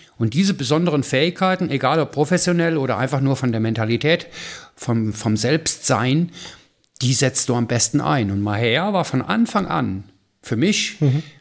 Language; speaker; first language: German; native; German